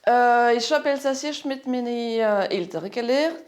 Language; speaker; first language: German; non-native, local second language; French